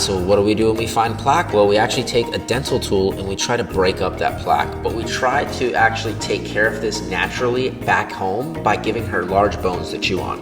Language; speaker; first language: English; native; English